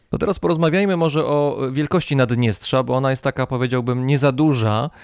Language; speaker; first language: Polish; native; Polish